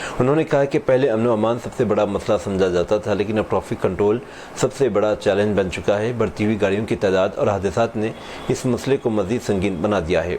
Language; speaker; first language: Urdu; native; Urdu